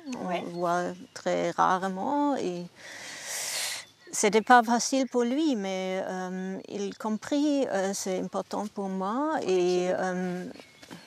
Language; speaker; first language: French; non-native, learner; German